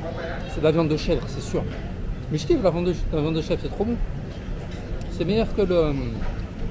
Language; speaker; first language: French; native; French